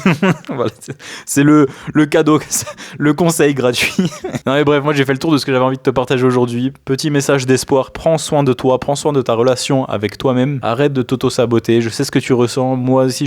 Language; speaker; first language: French; native; French